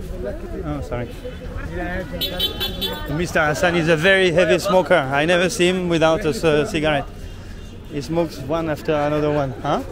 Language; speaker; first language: English; non-native, fluent; French